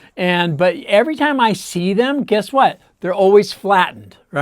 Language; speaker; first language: English; native; English